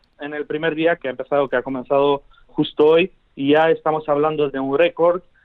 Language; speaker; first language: Spanish; non-native, fluent; Romanian